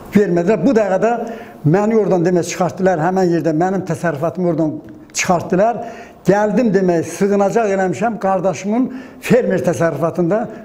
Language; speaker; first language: Azerbaijani; native; Azerbaijani